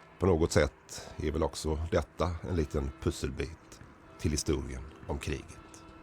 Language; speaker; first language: Swedish; native; Swedish